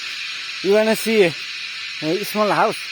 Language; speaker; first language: English; non-native, learner; Nepali